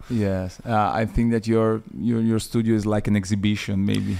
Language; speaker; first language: English; non-native, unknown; Italian